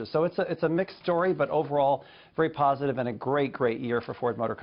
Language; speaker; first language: English; native; English